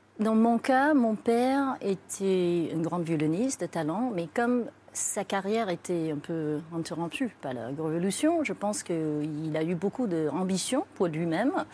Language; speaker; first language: French; non-native, fluent; Chinese